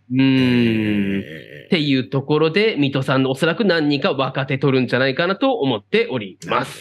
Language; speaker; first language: Japanese; native; Japanese